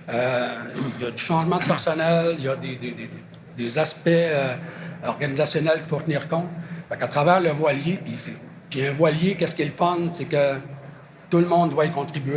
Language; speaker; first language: French; native; French